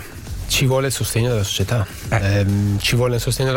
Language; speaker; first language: Italian; native; Italian